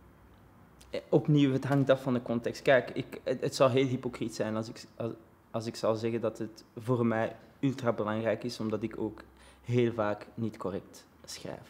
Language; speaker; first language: Dutch; early bilingual, other home language; Arabic